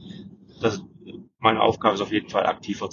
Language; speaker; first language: German; native; German